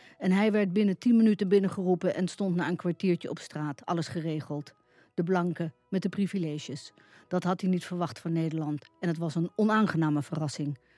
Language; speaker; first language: Dutch; native; Dutch